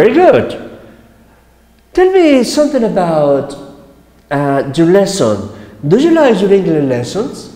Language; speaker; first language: English; non-native, fluent; Spanish